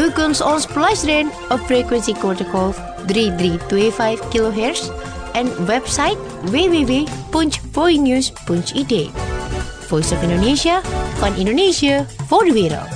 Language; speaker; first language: Dutch; non-native, fluent; Indonesian